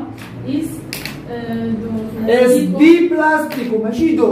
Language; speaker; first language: Spanish; non-native, fluent; Arabic